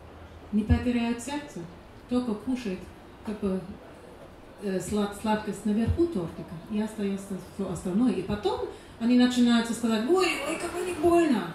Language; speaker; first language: Russian; non-native, learner; German